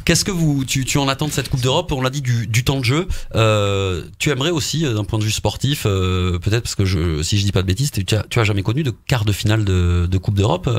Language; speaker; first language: French; native; French